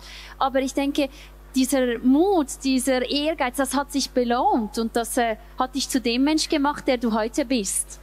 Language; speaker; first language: German; native; German